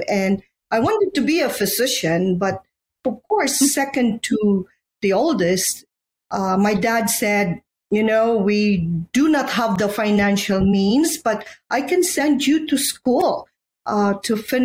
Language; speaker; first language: English; non-native, local second language; Hiligaynon